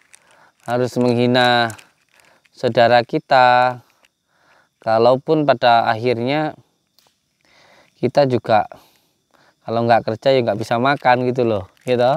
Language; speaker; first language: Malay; non-native, local second language; Javanese